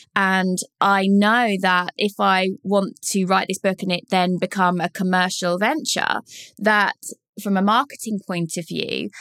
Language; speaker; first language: English; native; English